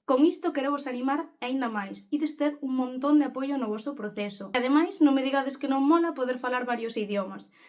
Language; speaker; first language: Galician; early bilingual, other home language; Spanish